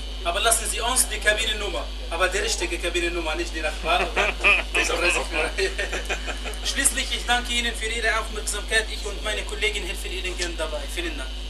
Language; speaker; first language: German; non-native, fluent; Arabic